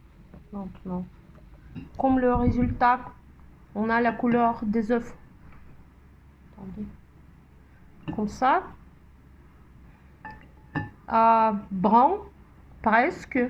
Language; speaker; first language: French; non-native, fluent; Russian